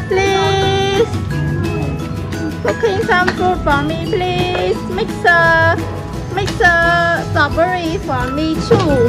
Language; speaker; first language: English; non-native, learner; Khmer